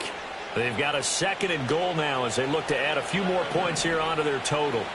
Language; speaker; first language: English; native; English